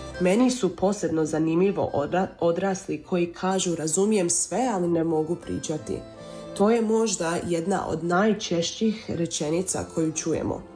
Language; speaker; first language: Serbian; early bilingual, heritage; Croatian